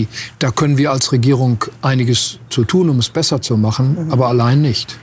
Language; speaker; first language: German; native; German